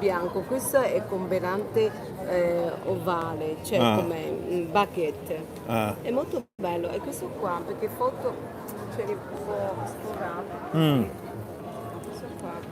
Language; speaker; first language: Italian; non-native, learner; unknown